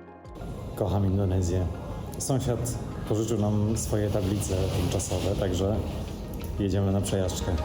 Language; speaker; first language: Polish; native; Polish